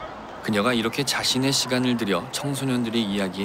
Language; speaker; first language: Korean; native; Korean